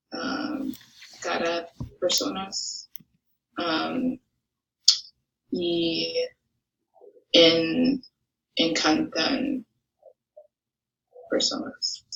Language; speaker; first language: Spanish; non-native, learner; English